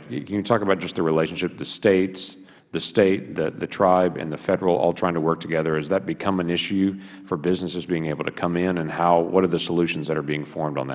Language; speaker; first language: English; native; English